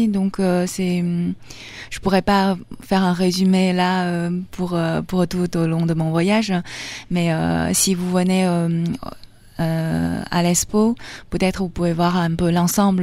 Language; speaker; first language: French; non-native, fluent; Chinese